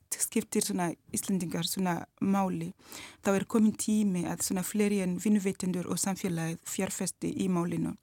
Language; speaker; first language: Icelandic; non-native, learner; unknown